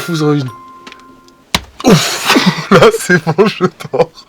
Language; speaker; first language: French; native; French